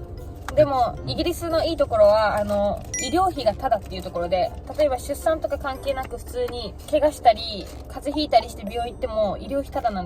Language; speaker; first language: Japanese; native; Japanese